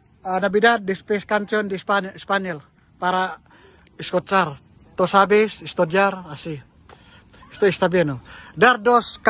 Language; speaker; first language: Spanish; non-native, learner; Filipino